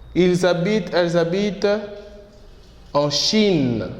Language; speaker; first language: French; non-native, fluent; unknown